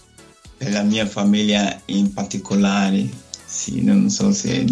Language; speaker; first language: Italian; non-native, learner; Nigerian Pidgin